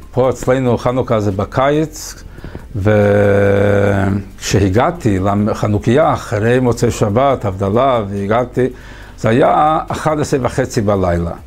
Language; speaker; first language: Hebrew; early bilingual, heritage; English